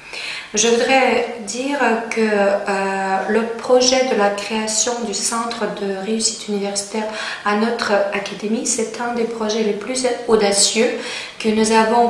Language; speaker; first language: French; non-native, fluent; Russian